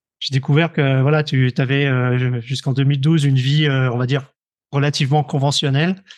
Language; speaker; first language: French; native; French